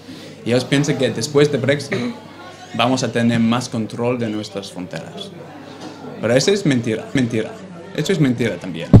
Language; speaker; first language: Spanish; non-native, fluent; English